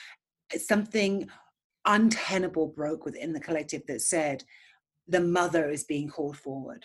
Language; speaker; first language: English; native; English